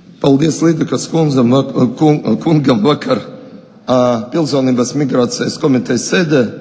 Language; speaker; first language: Latvian; non-native, local second language; Russian